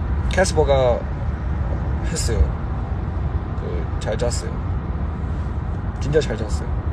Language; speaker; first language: Korean; non-native, learner; Chinese